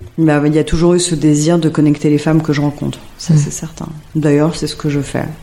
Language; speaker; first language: French; native; French